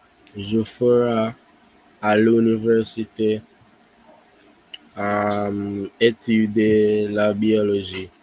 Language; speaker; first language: French; non-native, learner; English